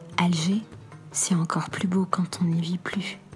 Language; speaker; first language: French; non-native, local second language; Arabic